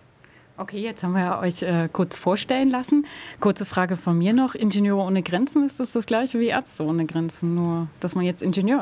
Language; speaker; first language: German; native; German